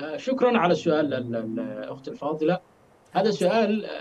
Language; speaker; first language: Arabic; non-native, fluent; Somali